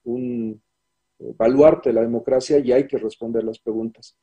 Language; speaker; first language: Spanish; native; Spanish